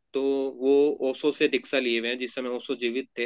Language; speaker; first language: Hindi; native; Hindi